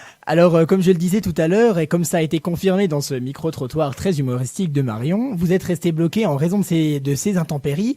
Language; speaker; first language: French; native; French